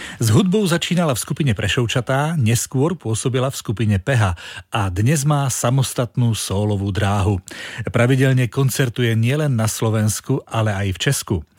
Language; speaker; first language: Slovak; native; Slovak